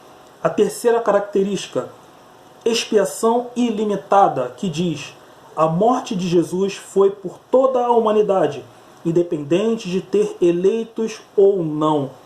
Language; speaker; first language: Portuguese; native; Portuguese